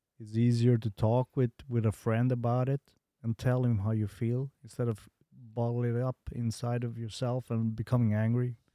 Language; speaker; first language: English; non-native, fluent; Bosnian